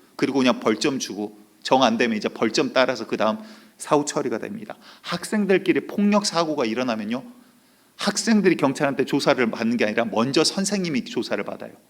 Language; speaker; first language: Korean; native; Korean